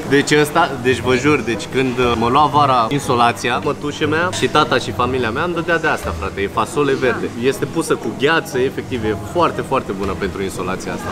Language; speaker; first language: Romanian; early bilingual, other home language; Chinese